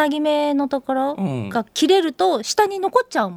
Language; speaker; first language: Japanese; native; Japanese